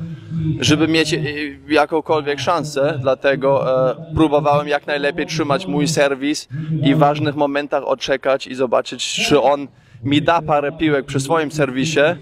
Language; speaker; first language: Polish; early bilingual, heritage; Polish